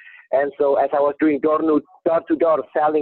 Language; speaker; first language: English; non-native, fluent; Indonesian